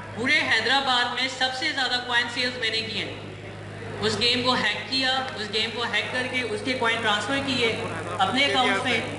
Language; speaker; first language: Urdu; non-native, local second language; Sindhi